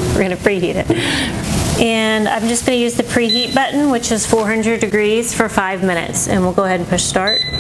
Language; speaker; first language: English; native; English